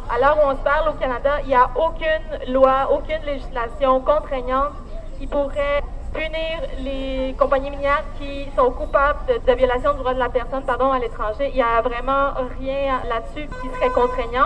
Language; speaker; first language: French; native; French